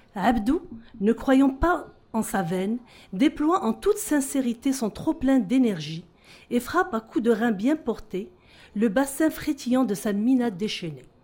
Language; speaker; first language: French; non-native, local second language; Arabic